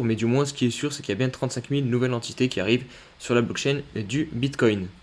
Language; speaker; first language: French; native; French